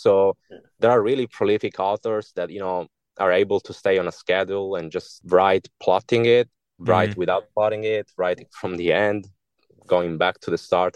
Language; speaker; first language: English; non-native, fluent; Italian